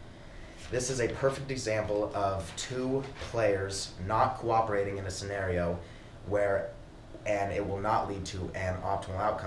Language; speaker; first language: English; native; English